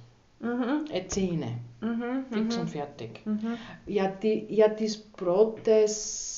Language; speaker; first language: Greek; non-native, learner; German